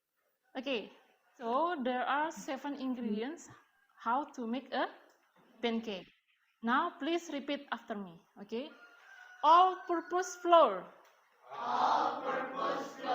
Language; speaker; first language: English; non-native, learner; Indonesian